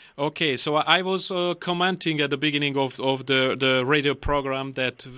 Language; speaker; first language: English; non-native, fluent; Hungarian